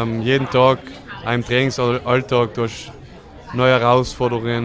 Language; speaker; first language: German; native; German